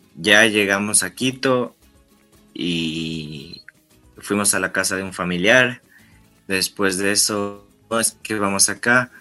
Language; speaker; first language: Spanish; native; Spanish